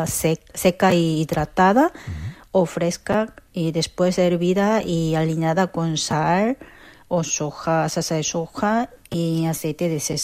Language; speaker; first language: Spanish; non-native, fluent; Korean